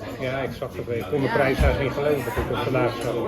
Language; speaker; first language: Dutch; native; Dutch